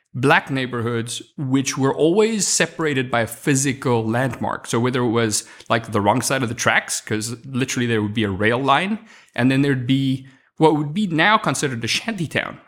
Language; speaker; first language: English; non-native, local second language; Afrikaans